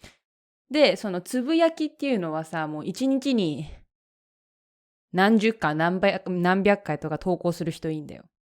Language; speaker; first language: Japanese; native; Japanese